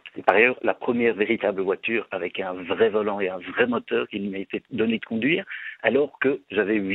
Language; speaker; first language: French; native; French